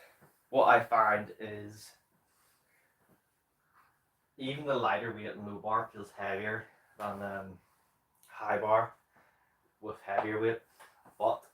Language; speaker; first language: English; native; English